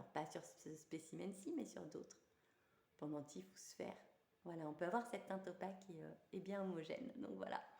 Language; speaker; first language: French; native; French